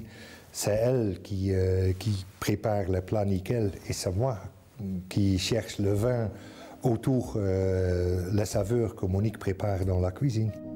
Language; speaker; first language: French; non-native, fluent; Dutch